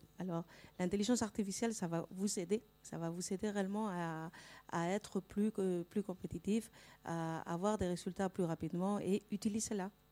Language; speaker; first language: French; non-native, fluent; Spanish